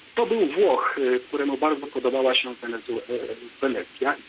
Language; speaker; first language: Polish; native; Polish